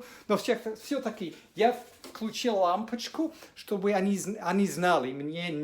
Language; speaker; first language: Russian; non-native, fluent; English